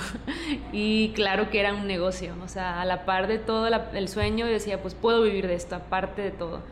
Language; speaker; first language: Spanish; native; Spanish